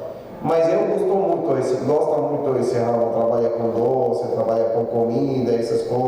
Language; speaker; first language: Portuguese; non-native, learner; Arabic